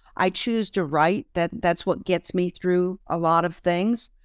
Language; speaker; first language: English; native; English